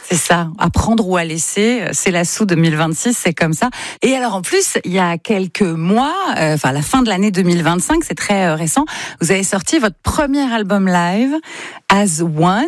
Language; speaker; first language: French; native; French